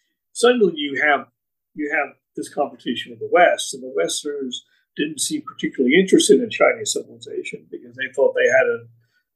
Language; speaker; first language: English; native; English